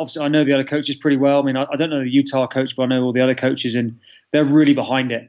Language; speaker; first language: English; native; English